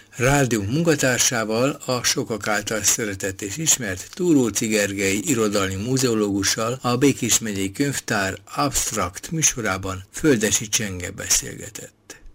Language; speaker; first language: Hungarian; native; Hungarian